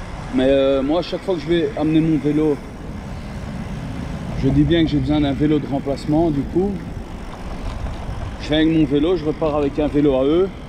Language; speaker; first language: French; native; French